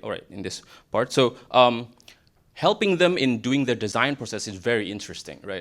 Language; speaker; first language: English; non-native, fluent; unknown